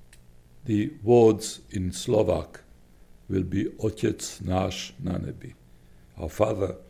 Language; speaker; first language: English; non-native, fluent; Slovak